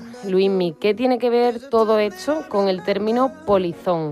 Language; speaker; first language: Spanish; native; Spanish